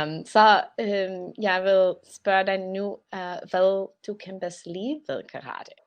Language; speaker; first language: Danish; non-native, learner; English